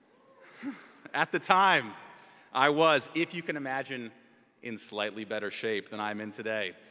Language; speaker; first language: English; native; English